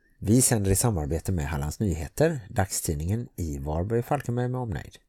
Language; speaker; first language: Swedish; native; Swedish